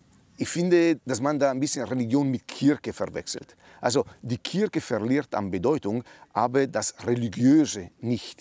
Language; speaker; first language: German; non-native, fluent; Italian